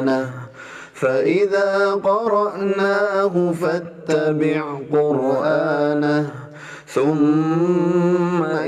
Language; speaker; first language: Arabic; native; Arabic